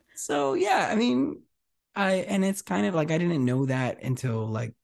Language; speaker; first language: English; early bilingual, other home language; Spanish